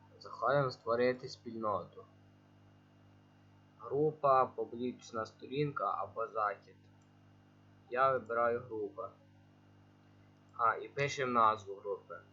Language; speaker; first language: Ukrainian; native; Ukrainian